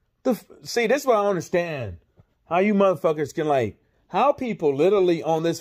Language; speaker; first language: English; native; English